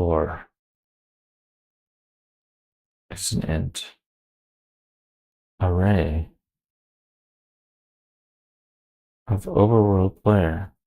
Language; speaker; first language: English; native; English